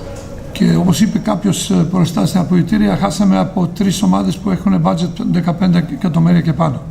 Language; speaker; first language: Greek; non-native, fluent; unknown